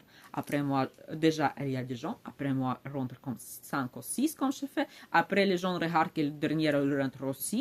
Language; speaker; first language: French; non-native, learner; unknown